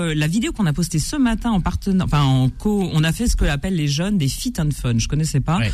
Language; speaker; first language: French; native; French